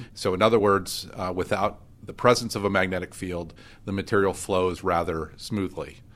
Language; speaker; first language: English; native; English